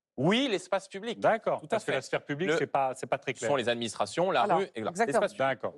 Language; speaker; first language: French; native; French